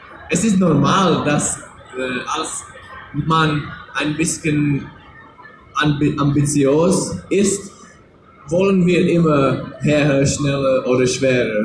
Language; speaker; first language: German; non-native, learner; Czech